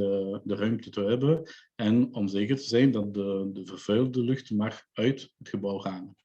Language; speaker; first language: Dutch; non-native, local second language; French